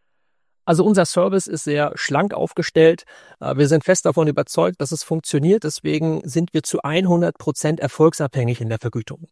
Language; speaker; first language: German; native; German